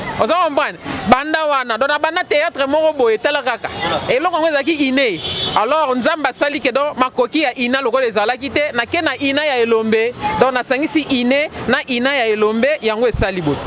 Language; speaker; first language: Lingala; non-native, local second language; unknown